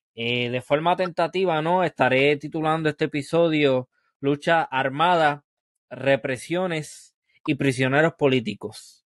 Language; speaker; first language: Spanish; native; Spanish